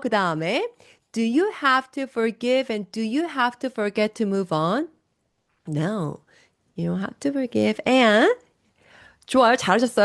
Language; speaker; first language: English; non-native, fluent; Korean